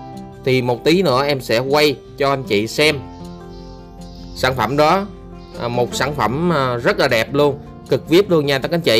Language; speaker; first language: Vietnamese; native; Vietnamese